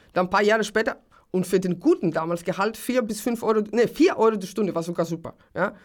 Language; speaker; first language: German; early bilingual, other home language; Greek